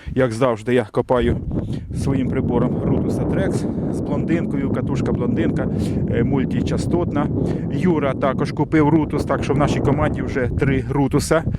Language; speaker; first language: Ukrainian; non-native, local second language; Russian